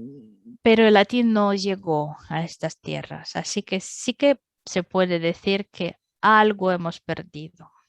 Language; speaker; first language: Spanish; non-native, fluent; Russian